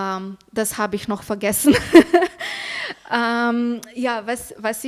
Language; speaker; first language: German; non-native, fluent; Slovenian